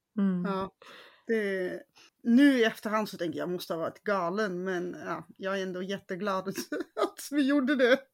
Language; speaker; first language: Swedish; non-native, fluent; Dutch